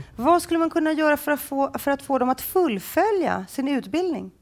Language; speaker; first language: Swedish; native; Swedish